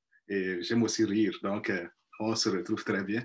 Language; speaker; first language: French; non-native, fluent; Igbo